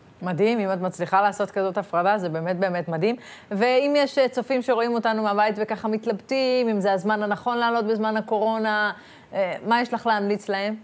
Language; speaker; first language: Hebrew; native; Hebrew